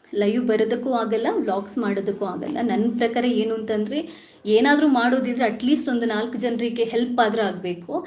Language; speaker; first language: Kannada; non-native, local second language; Tulu